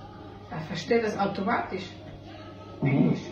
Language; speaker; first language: German; non-native, learner; Slovak